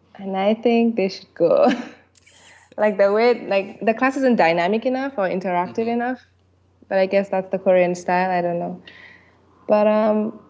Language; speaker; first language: English; early bilingual, other home language; French